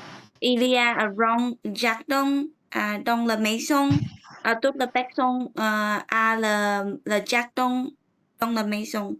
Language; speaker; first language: French; non-native, learner; Vietnamese